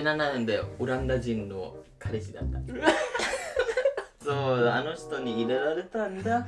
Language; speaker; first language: Japanese; early bilingual, heritage; English